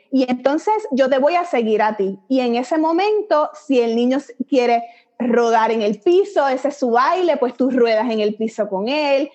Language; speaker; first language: Spanish; native; Spanish